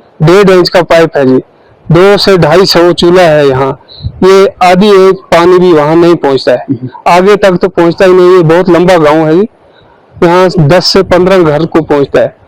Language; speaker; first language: Urdu; non-native, local second language; Kashmiri